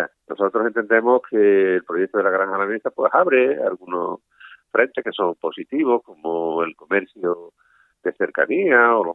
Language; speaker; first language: Spanish; native; Spanish